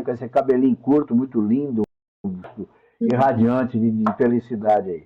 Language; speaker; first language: Portuguese; native; Portuguese